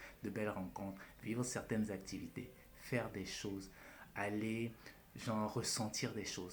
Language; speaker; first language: French; native; French